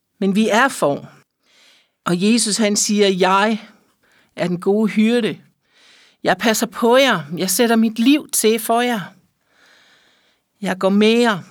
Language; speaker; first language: Danish; native; Danish